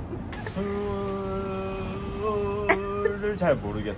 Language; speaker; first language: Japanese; non-native, learner; Korean